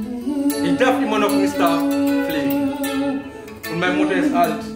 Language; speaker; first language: German; non-native, learner; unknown